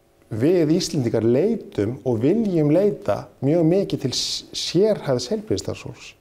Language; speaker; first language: Icelandic; native; Icelandic